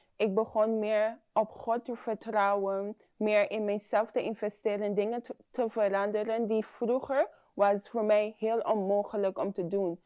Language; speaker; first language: Dutch; non-native, fluent; English